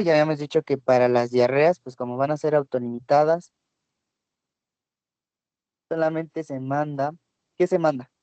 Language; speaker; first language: Spanish; native; Spanish